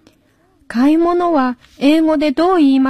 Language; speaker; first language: Japanese; non-native, fluent; Chinese